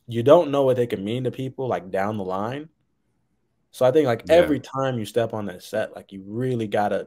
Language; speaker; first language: English; native; English